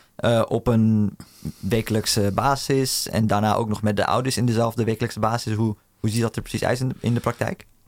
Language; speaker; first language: Dutch; early bilingual, other home language; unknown